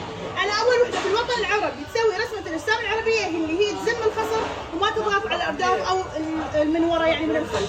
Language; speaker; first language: Arabic; native; Arabic